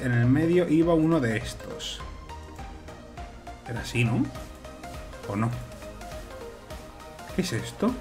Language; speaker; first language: Spanish; native; Spanish